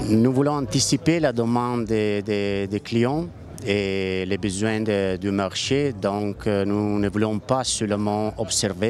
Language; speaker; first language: French; non-native, learner; Italian